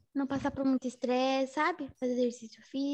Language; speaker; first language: Portuguese; native; Portuguese